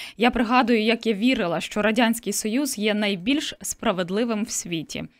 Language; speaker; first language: Ukrainian; native; Ukrainian